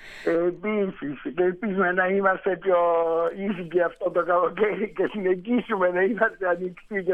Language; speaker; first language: Greek; non-native, learner; Italian